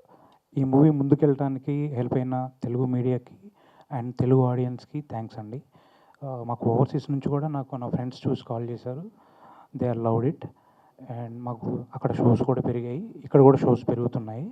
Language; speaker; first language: Telugu; native; Telugu